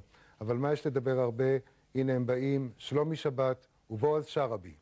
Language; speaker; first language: Hebrew; native; Hebrew